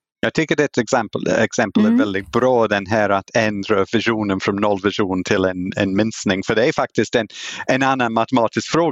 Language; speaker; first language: Swedish; non-native, fluent; English